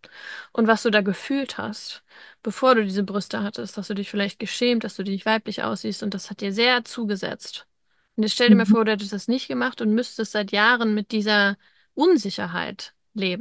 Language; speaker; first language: German; native; German